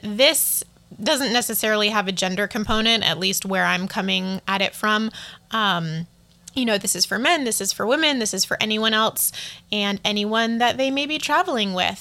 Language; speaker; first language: English; native; English